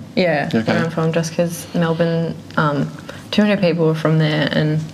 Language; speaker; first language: English; native; English